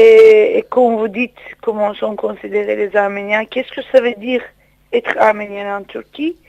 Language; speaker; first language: French; non-native, fluent; Turkish